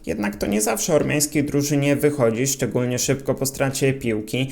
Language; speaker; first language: Polish; native; Polish